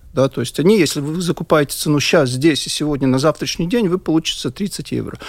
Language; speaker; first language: Russian; non-native, local second language; Latvian